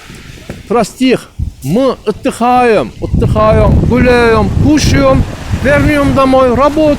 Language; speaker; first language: Russian; non-native, learner; Turkish